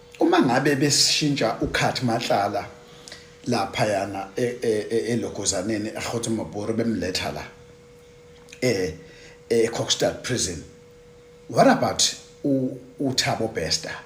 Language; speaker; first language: Zulu; native; Zulu